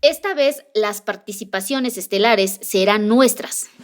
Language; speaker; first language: Spanish; native; Spanish